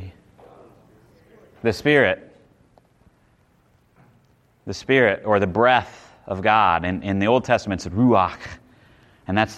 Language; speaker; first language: English; native; English